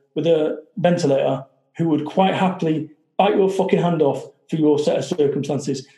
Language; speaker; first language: English; native; English